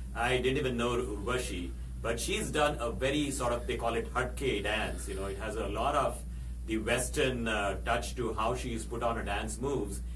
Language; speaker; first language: English; non-native, local second language; Hindi